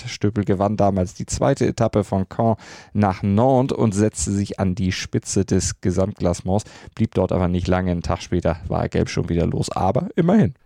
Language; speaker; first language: German; native; German